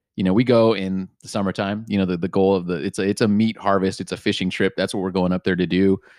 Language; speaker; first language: English; native; English